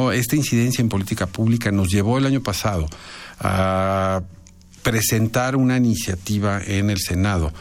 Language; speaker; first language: Spanish; native; Spanish